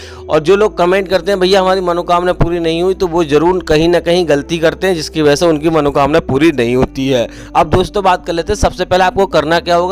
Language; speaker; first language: Hindi; native; Hindi